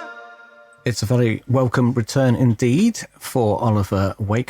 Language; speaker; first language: English; native; English